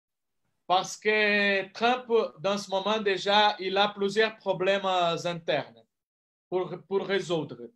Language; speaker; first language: French; non-native, fluent; Portuguese